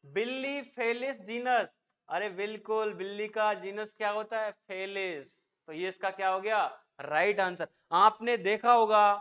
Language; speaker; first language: Hindi; native; Hindi